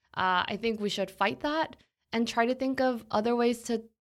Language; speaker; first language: English; non-native, fluent; Korean